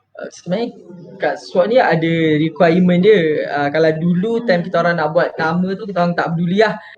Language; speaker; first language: Malay; native; Malay